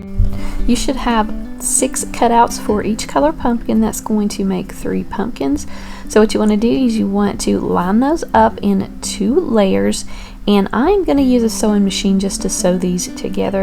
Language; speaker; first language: English; native; English